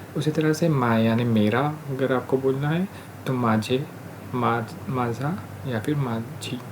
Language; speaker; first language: Hindi; non-native, local second language; Marathi